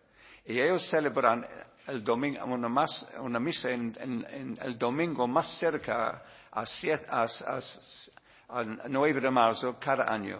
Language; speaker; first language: Spanish; non-native, learner; English